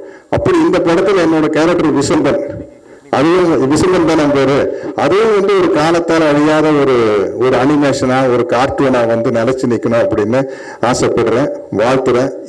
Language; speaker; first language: Tamil; native; Tamil